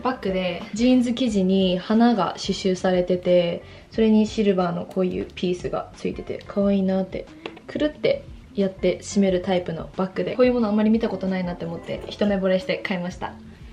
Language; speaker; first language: Japanese; early bilingual, heritage; Japanese